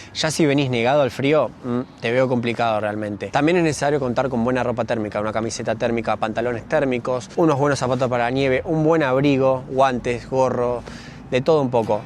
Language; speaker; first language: Spanish; native; Spanish